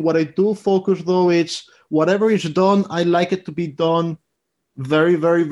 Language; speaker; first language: English; native; English